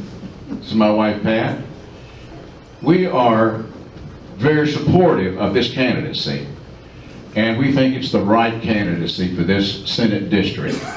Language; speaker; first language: English; native; English